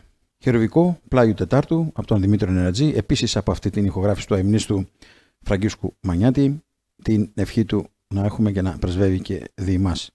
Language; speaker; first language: Greek; native; Greek